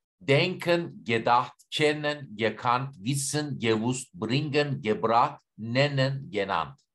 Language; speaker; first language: German; non-native, fluent; Turkish